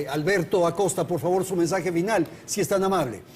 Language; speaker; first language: Spanish; native; Spanish